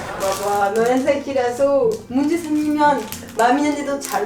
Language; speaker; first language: Korean; non-native, learner; French